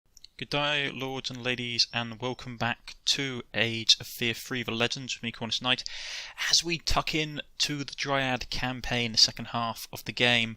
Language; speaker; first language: English; native; English